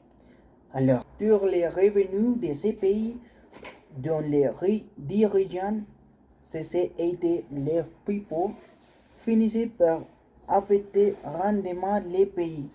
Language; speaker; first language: French; non-native, learner; Spanish